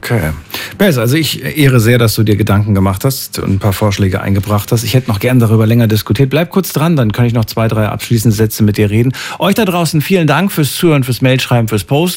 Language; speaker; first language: German; native; German